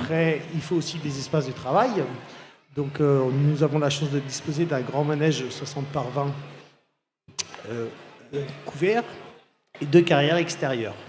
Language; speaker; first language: French; native; French